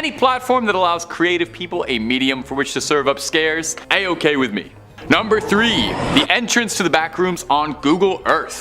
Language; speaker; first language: English; native; English